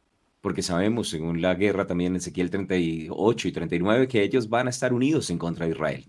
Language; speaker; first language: Spanish; native; Spanish